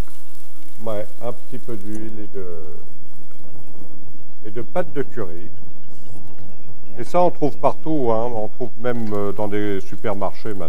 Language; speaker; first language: French; native; French